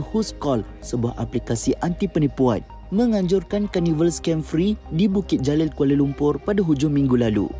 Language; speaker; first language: Malay; native; Malay